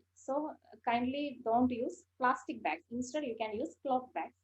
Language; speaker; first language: English; non-native, local second language; Malayalam